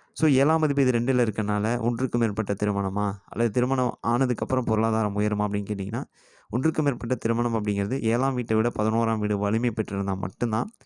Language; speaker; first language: Tamil; native; Tamil